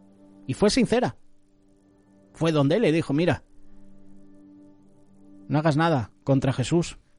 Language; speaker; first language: Spanish; native; Spanish